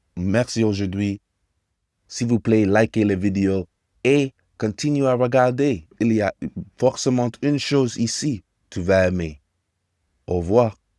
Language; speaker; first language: French; non-native, fluent; English